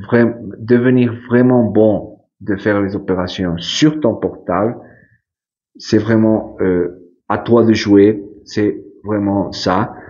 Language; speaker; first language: French; non-native, fluent; Spanish